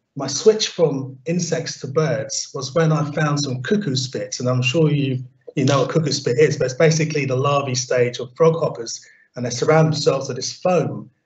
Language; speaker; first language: English; native; English